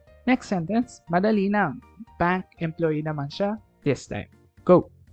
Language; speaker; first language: English; non-native, local second language; Filipino